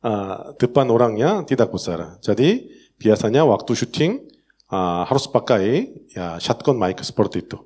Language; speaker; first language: Indonesian; non-native, learner; Korean